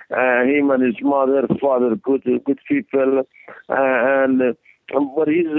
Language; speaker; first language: English; non-native, learner; Persian